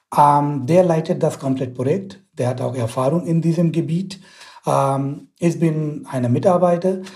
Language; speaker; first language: German; non-native, fluent; Hindi